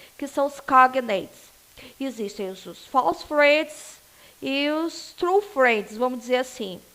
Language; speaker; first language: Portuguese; native; Portuguese